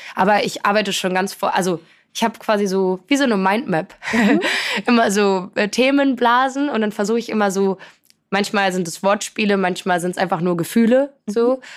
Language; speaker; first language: German; early bilingual, other home language; Polish